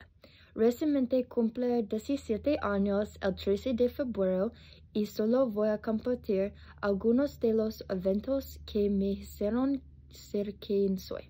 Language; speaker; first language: Spanish; non-native, learner; English